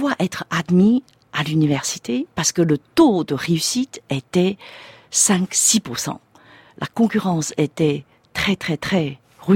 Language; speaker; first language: French; non-native, fluent; Chinese